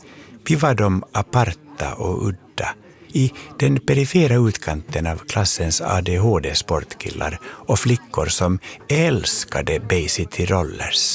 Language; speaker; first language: Swedish; native; Swedish